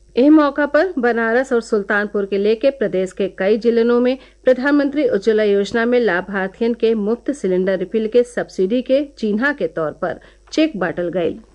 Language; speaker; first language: Bhojpuri; native; Bhojpuri